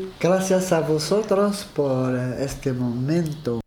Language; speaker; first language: Spanish; non-native, learner; Arabic